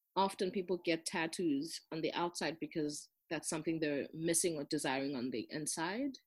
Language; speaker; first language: English; non-native, local second language; Zulu